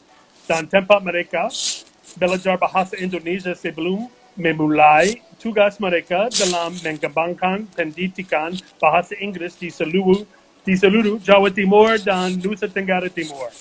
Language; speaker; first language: Indonesian; non-native, fluent; English